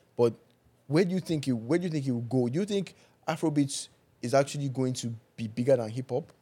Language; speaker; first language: English; non-native, local second language; Yoruba